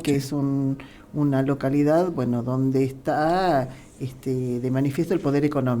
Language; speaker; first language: Spanish; native; Spanish